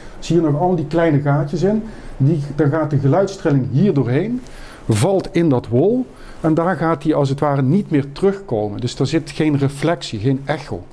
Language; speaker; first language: Dutch; native; Dutch